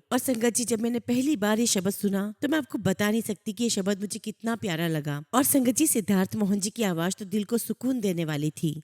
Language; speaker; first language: Hindi; native; Hindi